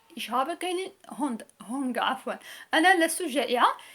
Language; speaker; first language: German; non-native, learner; Arabic